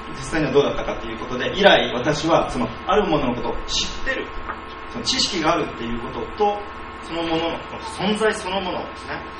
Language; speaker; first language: Japanese; native; Japanese